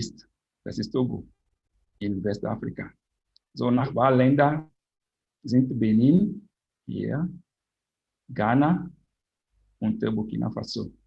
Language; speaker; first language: German; non-native, fluent; French